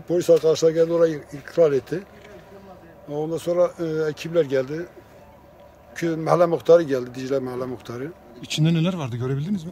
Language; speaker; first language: Turkish; native; Turkish